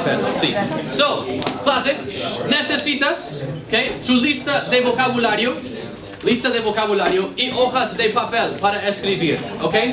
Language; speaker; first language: Spanish; non-native, fluent; English